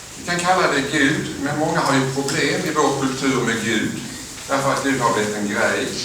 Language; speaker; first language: Swedish; native; Swedish